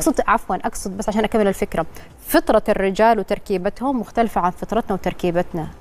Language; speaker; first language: Arabic; native; Arabic